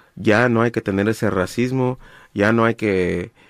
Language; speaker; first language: Spanish; native; Spanish